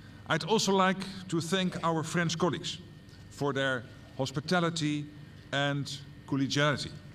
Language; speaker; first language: English; non-native, fluent; Dutch